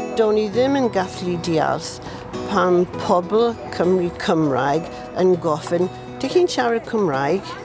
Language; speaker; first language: Welsh; non-native, learner; English